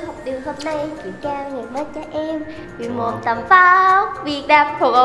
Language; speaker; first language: Vietnamese; native; Vietnamese